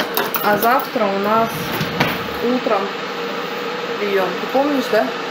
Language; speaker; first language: Russian; native; Russian